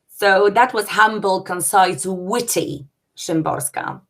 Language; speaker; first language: English; non-native, fluent; Polish